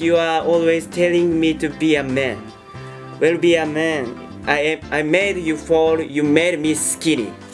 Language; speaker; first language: English; non-native, learner; Japanese